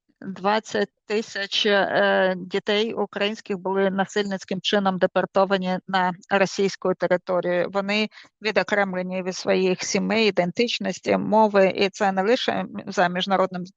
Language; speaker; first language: Ukrainian; native; Ukrainian